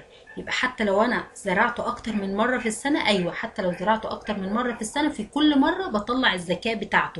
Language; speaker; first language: Arabic; native; Arabic